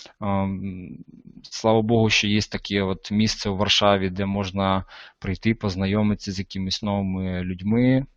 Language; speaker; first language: Ukrainian; non-native, local second language; Russian